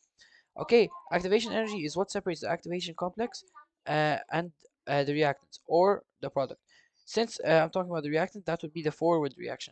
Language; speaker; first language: English; non-native, fluent; Arabic